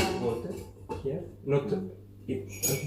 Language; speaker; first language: English; non-native, learner; Greek